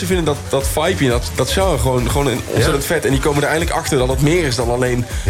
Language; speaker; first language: Dutch; native; Dutch